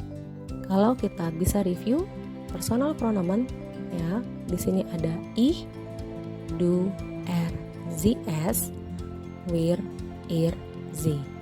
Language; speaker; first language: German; non-native, fluent; Indonesian